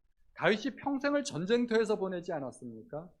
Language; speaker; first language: Korean; native; Korean